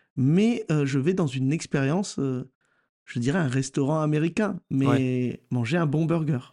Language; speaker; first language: French; native; French